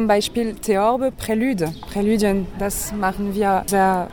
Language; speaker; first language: German; non-native, learner; French